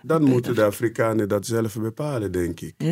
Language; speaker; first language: Dutch; non-native, fluent; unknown